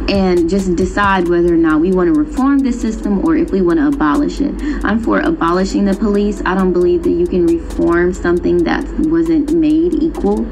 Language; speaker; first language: English; native; English